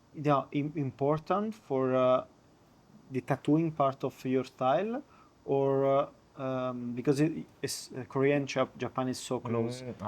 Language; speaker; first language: English; non-native, learner; Italian